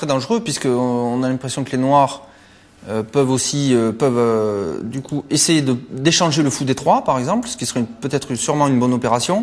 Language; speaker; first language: French; native; French